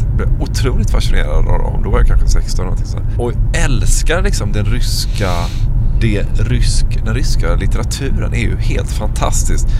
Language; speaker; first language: Swedish; native; Swedish